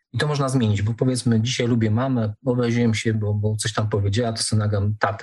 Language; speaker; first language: Polish; native; Polish